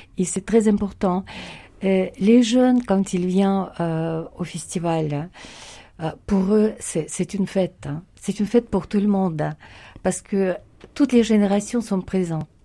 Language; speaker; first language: French; non-native, fluent; Russian